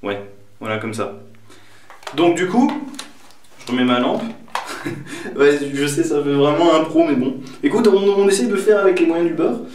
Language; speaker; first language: French; native; French